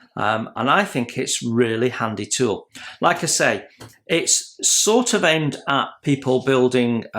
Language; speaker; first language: English; native; English